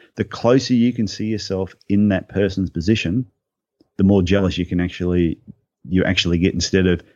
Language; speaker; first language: English; native; English